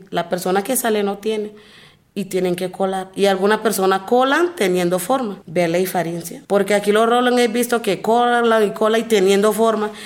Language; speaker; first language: Spanish; non-native, local second language; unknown